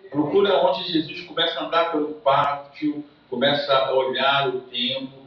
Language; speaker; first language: Portuguese; native; Portuguese